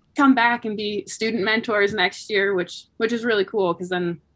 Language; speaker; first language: English; native; English